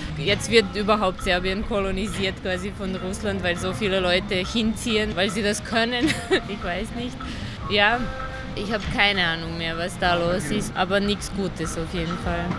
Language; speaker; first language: German; non-native, fluent; Serbian